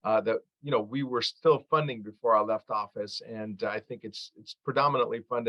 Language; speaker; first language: English; early bilingual, other home language; Arabic